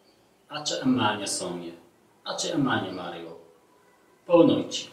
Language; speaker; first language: Portuguese; non-native, learner; English